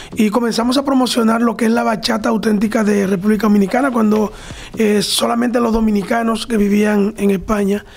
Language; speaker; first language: Spanish; native; Spanish